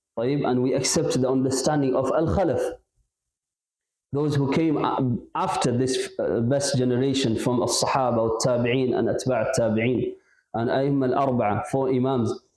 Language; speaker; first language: English; non-native, local second language; Bangla